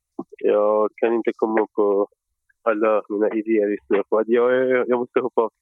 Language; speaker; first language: Swedish; non-native, fluent; Persian